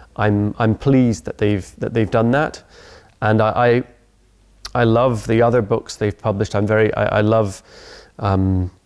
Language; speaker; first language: English; native; English